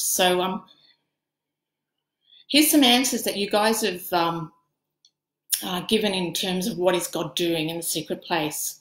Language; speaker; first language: English; native; English